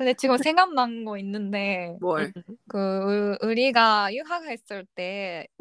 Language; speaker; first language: Korean; non-native, fluent; Japanese